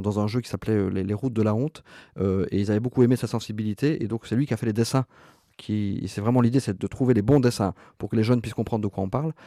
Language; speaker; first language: French; native; French